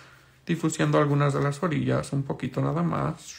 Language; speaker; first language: Spanish; early bilingual, heritage; Spanish